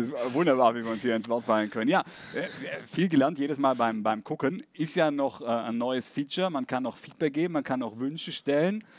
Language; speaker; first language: German; native; German